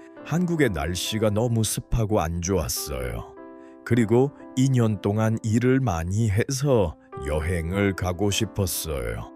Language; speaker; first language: Korean; non-native, learner; Uzbek